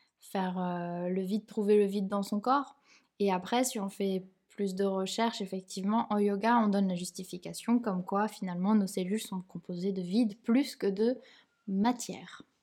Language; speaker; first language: French; native; French